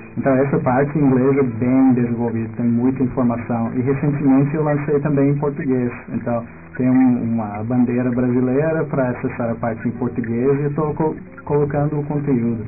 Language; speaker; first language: Portuguese; non-native, fluent; English